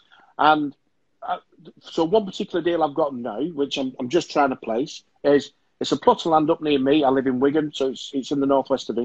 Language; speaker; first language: English; native; English